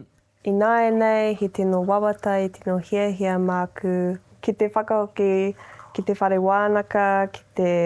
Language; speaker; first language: Māori; non-native, local second language; English